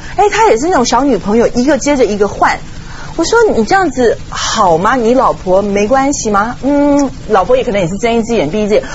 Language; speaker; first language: Chinese; non-native, local second language; Cantonese